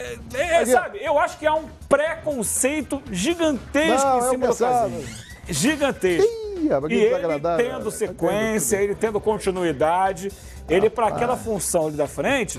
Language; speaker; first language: Portuguese; native; Portuguese